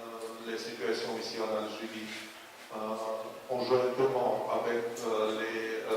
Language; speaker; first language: French; non-native, fluent; Russian